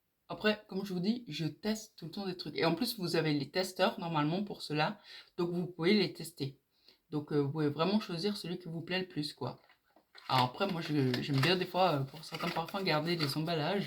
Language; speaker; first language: French; native; French